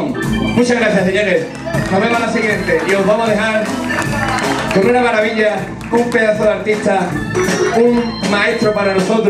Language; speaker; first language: Spanish; native; Spanish